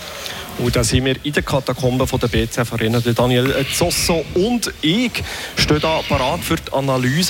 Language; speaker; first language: German; native; German